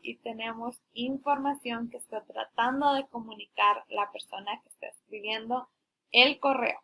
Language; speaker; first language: Spanish; early bilingual, heritage; Spanish